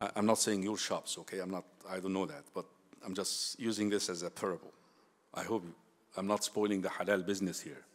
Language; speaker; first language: English; non-native, fluent; Arabic